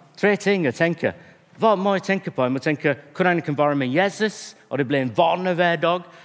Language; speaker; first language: Norwegian; non-native, fluent; English